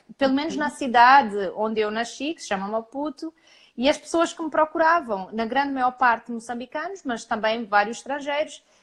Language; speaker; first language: Portuguese; early bilingual, heritage; Portuguese